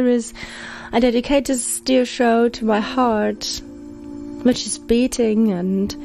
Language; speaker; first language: English; non-native, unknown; German